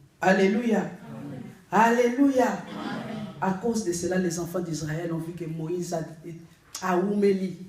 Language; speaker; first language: French; non-native, local second language; Lingala